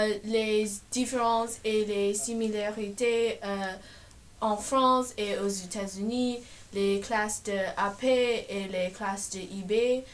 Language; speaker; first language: French; non-native, learner; English